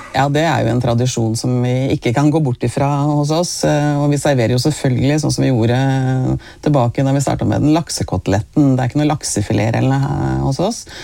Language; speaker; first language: Norwegian; native; Norwegian